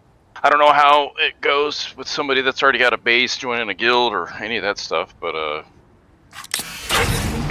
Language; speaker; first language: English; native; English